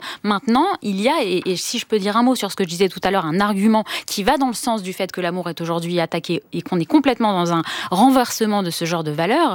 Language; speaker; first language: French; native; French